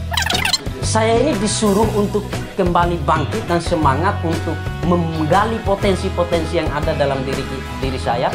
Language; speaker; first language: Indonesian; non-native, local second language; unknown